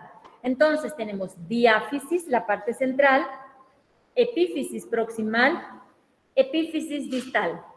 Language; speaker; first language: Spanish; native; Spanish